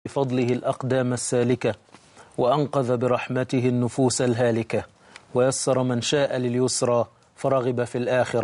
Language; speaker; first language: Arabic; native; Arabic